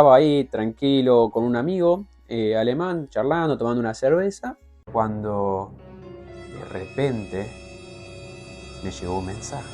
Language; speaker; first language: Spanish; native; Spanish